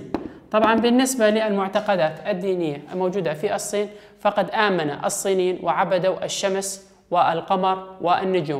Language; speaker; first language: Arabic; non-native, local second language; Kurdish